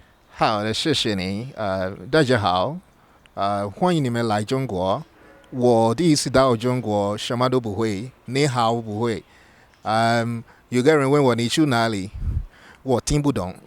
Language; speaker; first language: Chinese; non-native, fluent; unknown